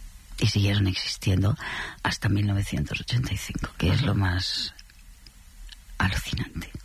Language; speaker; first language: Spanish; native; Spanish